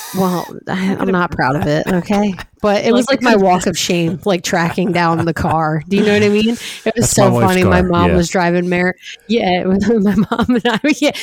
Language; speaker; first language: English; native; English